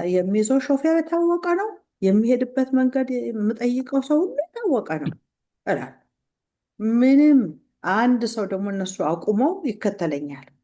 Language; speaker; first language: Amharic; native; Amharic